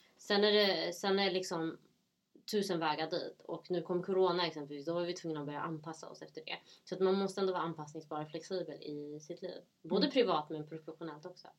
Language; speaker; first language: Swedish; early bilingual, other home language; Somali